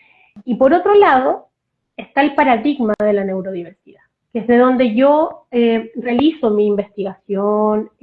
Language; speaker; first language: Spanish; native; Spanish